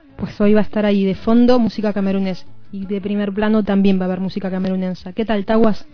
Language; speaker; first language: Spanish; native; Spanish